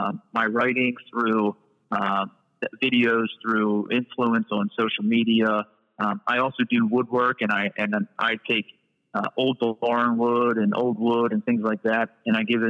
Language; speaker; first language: English; native; English